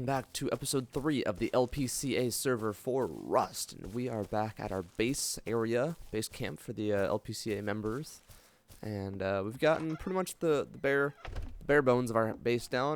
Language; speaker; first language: English; native; English